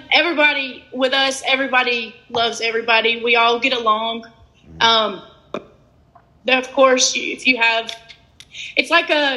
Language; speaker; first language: English; native; English